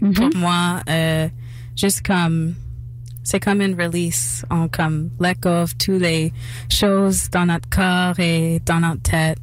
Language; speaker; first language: French; non-native, local second language; English